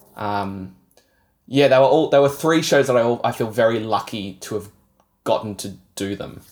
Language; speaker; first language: English; native; English